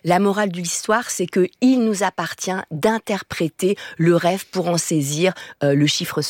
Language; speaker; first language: French; native; French